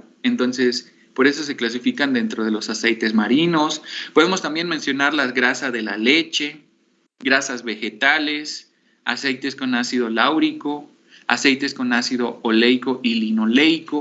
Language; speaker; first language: Spanish; native; Spanish